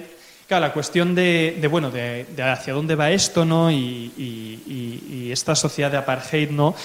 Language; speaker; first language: Spanish; native; Spanish